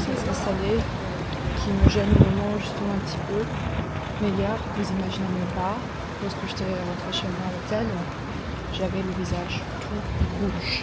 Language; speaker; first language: French; non-native, fluent; Turkish